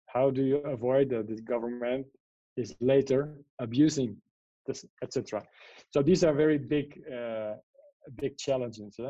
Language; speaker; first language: English; non-native, fluent; Dutch